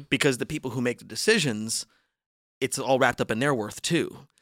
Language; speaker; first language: English; native; English